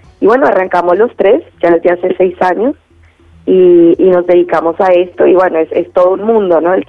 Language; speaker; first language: Spanish; native; Spanish